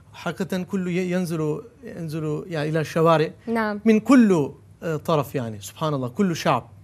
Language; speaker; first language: Arabic; non-native, learner; Turkish